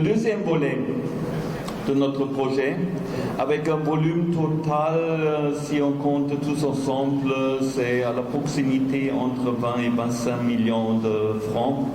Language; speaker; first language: French; non-native, fluent; German